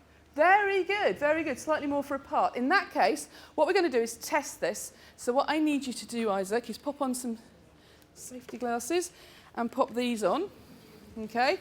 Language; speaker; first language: English; native; English